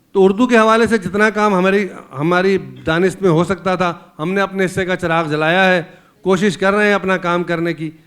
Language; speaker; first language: Urdu; native; Urdu